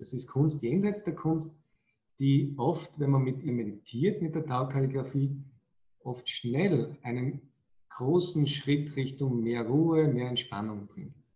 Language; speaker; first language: German; native; German